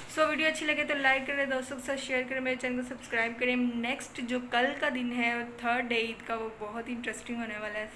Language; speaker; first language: Urdu; non-native, local second language; Punjabi